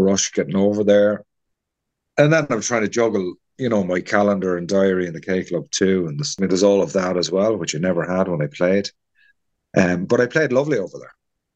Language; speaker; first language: English; native; English